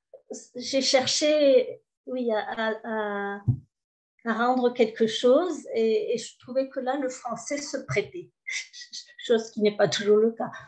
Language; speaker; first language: French; early bilingual, heritage; French